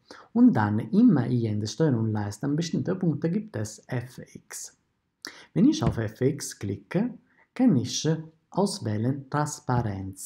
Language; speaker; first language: German; non-native, fluent; Italian